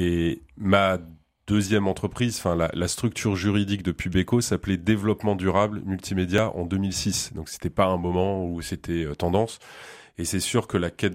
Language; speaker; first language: French; native; French